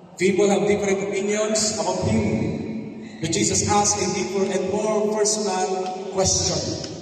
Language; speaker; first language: English; non-native, local second language; Filipino